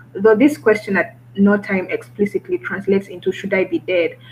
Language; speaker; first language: English; non-native, local second language; Kinyarwanda